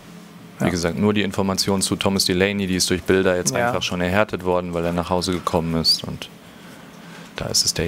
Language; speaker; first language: German; native; German